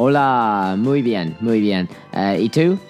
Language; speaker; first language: Spanish; non-native, learner; English